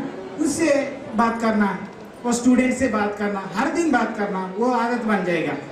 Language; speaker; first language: Hindi; non-native, local second language; Telugu